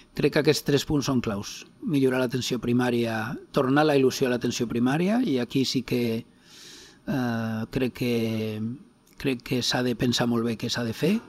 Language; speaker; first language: Catalan; non-native, local second language; Spanish